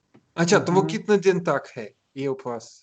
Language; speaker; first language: Hindi; non-native, learner; Russian